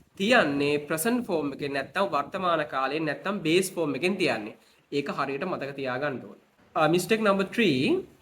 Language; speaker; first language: Sinhala; native; Sinhala